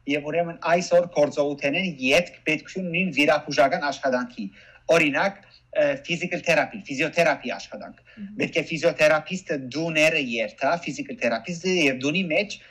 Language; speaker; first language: Armenian; early bilingual, heritage; Armenian